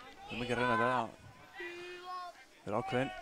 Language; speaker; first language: Icelandic; native; Icelandic